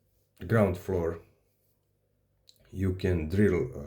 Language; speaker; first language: English; non-native, learner; Serbian